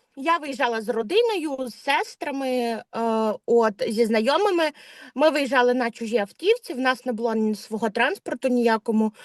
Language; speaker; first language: Ukrainian; non-native, local second language; Russian